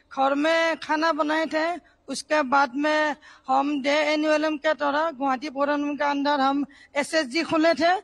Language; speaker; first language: Hindi; non-native, local second language; Assamese